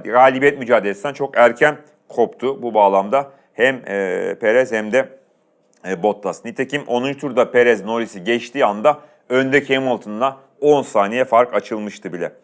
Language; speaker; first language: Turkish; native; Turkish